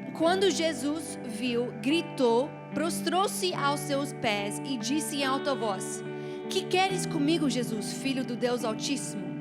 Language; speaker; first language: Portuguese; non-native, fluent; English